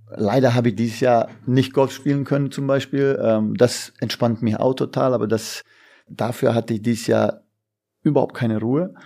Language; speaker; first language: German; non-native, fluent; Bosnian